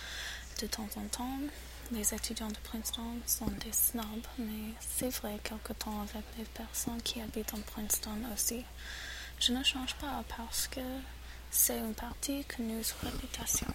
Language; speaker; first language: French; non-native, learner; English